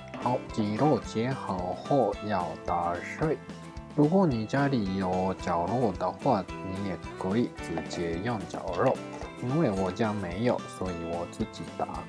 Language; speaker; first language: Chinese; non-native, fluent; Japanese